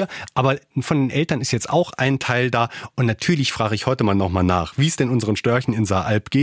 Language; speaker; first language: German; native; German